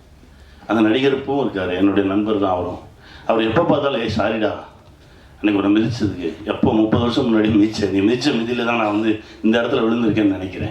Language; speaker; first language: Tamil; native; Tamil